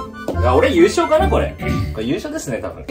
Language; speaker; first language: Japanese; native; Japanese